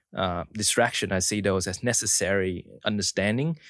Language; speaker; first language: English; early bilingual, other home language; Vietnamese